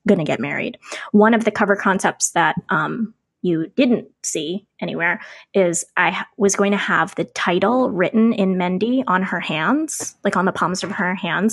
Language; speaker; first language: English; native; English